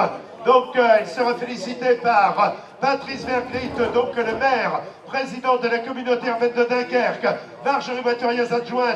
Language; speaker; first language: French; native; French